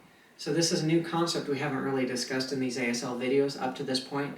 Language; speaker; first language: English; native; English